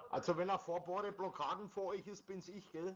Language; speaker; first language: German; native; German